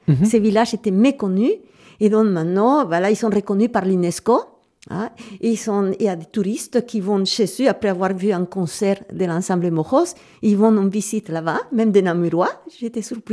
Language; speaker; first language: French; native; French